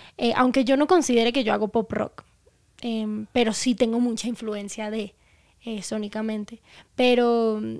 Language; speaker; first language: Spanish; native; Spanish